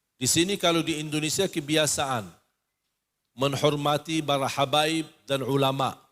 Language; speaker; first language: Indonesian; non-native, fluent; Arabic